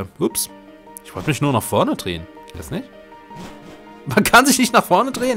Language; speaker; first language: German; native; German